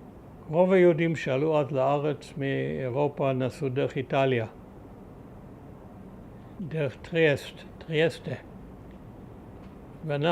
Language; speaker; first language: Hebrew; early bilingual, other home language; German